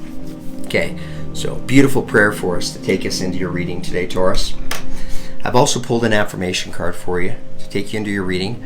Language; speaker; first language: English; native; English